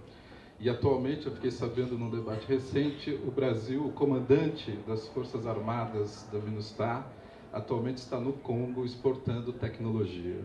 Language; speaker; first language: Portuguese; native; Portuguese